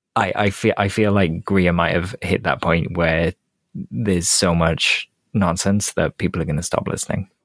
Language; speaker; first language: English; native; English